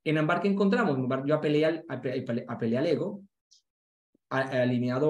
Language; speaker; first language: Spanish; native; Spanish